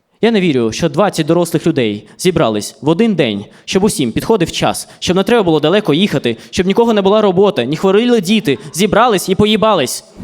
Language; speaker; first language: Ukrainian; non-native, local second language; Russian